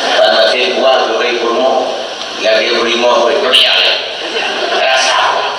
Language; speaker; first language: Malay; non-native, local second language; Achinese